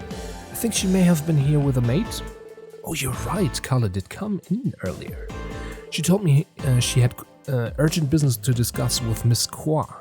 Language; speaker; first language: English; non-native, fluent; German